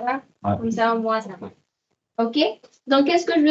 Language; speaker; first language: French; native; French